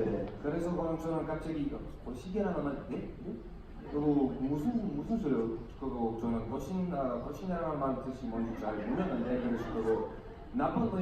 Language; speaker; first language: Korean; non-native, learner; Bulgarian